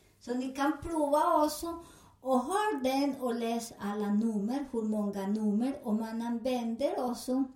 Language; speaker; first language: Swedish; non-native, learner; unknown